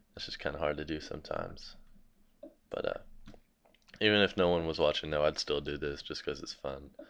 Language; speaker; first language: English; native; English